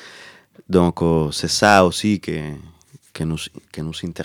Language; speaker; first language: French; non-native, learner; Spanish